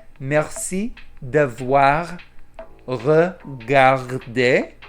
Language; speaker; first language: French; non-native, learner; English